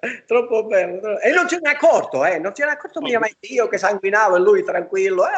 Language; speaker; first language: Italian; native; Italian